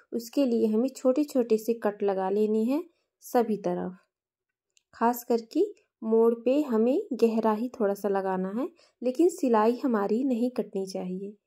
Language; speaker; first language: Hindi; native; Hindi